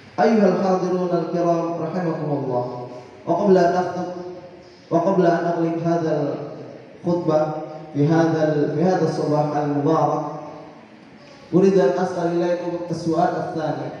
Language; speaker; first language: Arabic; non-native, learner; Indonesian